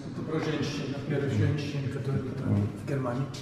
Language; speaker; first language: Russian; non-native, fluent; German